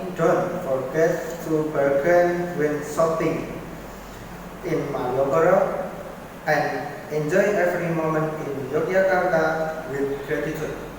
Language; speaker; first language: English; non-native, learner; Indonesian